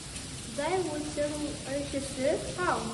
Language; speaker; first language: Chinese; non-native, learner; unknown